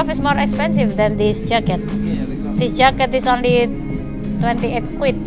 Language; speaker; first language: English; non-native, learner; Indonesian